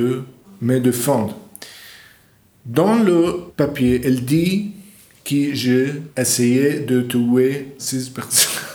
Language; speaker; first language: French; non-native, learner; English